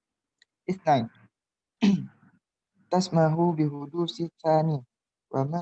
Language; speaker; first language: Arabic; non-native, learner; Indonesian